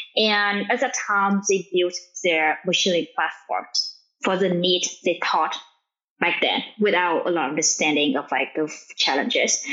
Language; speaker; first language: English; non-native, fluent; Vietnamese